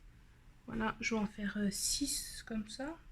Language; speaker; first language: French; native; French